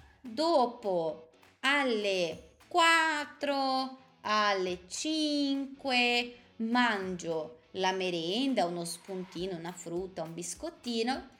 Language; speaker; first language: Italian; non-native, fluent; Portuguese